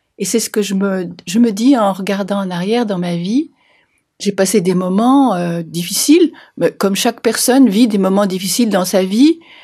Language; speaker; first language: French; native; French